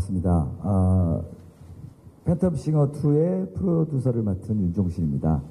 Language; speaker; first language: Korean; native; Korean